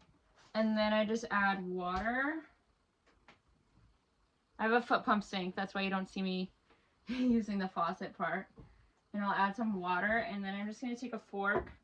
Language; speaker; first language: English; native; English